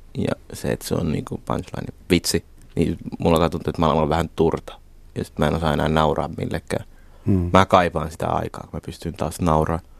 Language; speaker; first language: Finnish; early bilingual, other home language; Somali